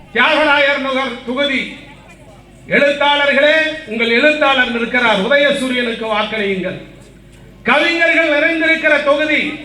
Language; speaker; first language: Tamil; native; Tamil